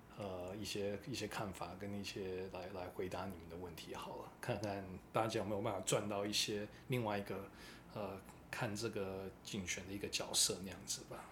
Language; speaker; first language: Chinese; early bilingual, heritage; Chinese